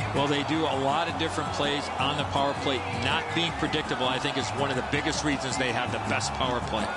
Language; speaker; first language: English; native; English